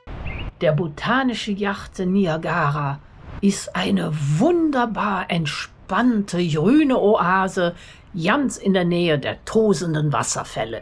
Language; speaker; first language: German; native; German